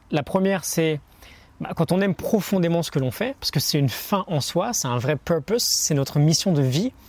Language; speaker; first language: French; native; French